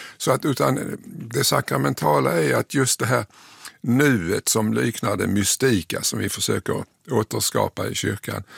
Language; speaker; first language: Swedish; native; Swedish